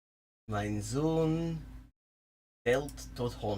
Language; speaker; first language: Dutch; non-native, learner; English